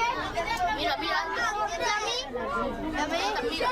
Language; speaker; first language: Spanish; non-native, learner; Arabic